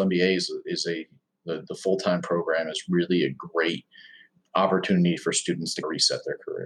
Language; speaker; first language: English; native; English